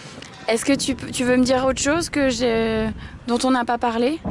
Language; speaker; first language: French; native; French